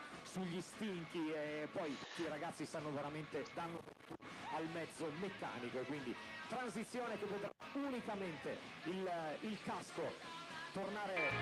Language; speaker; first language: Italian; native; Italian